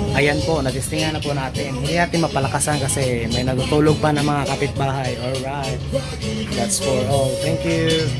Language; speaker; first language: Filipino; non-native, local second language; Cebuano